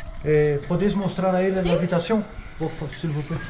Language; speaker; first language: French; non-native, learner; Portuguese